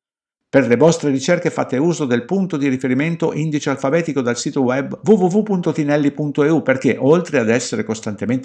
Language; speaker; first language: Italian; native; Italian